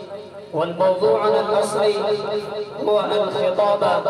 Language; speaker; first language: Arabic; non-native, fluent; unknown